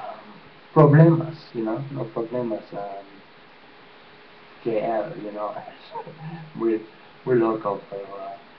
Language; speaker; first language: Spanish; non-native, learner; English